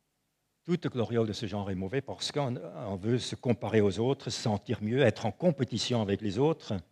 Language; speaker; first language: French; non-native, local second language; German